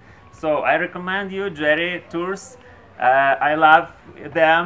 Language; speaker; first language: English; non-native, learner; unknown